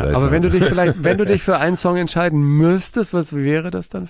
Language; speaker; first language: German; native; German